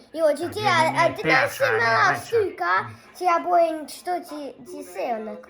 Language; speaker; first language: Albanian; native; Albanian